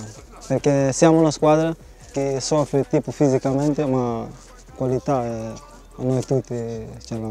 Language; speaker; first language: Italian; non-native, learner; Portuguese